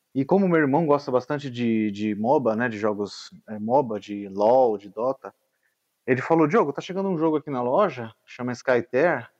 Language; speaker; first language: Portuguese; native; Portuguese